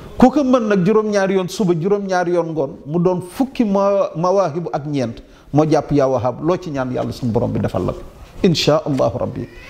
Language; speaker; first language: Wolof; native; Wolof